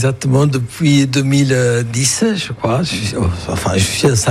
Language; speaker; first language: French; non-native, fluent; Italian